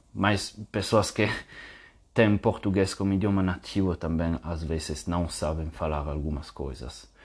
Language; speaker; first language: Portuguese; non-native, fluent; Italian